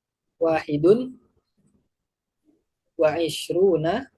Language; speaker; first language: Arabic; non-native, fluent; Indonesian